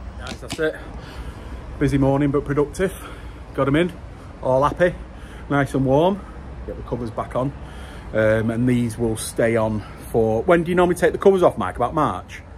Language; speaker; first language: English; native; English